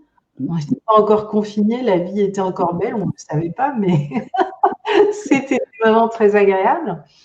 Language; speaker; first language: French; native; French